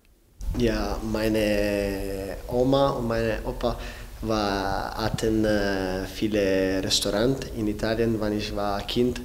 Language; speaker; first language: German; non-native, learner; Italian